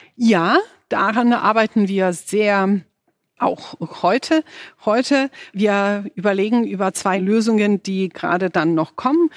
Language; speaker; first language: German; non-native, fluent; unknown